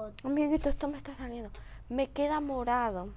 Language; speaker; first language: Spanish; native; Spanish